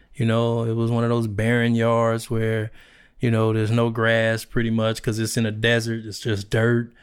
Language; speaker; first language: English; native; English